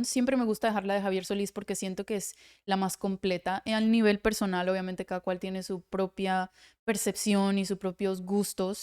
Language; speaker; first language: Spanish; native; Spanish